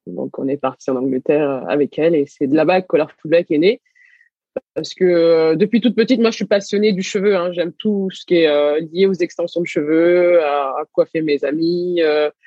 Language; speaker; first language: French; early bilingual, other home language; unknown